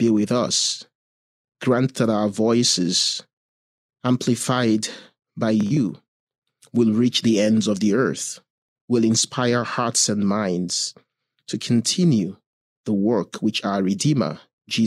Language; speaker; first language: English; non-native, local second language; Igbo